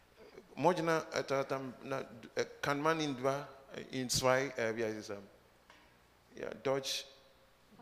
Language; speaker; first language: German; non-native, learner; Russian